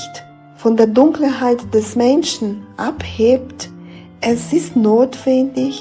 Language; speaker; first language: German; non-native, fluent; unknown